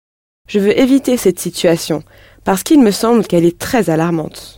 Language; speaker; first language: French; non-native, learner; English